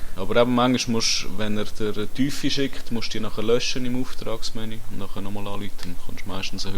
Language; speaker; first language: German; native; German